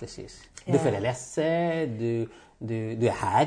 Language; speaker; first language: Swedish; non-native, fluent; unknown